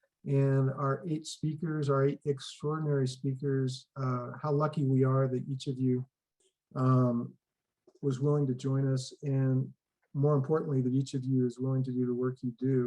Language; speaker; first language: English; native; English